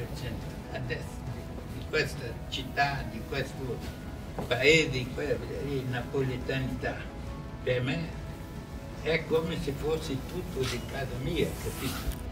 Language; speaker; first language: Italian; non-native, fluent; Spanish